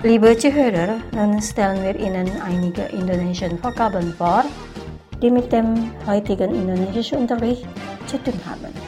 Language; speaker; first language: German; non-native, fluent; Indonesian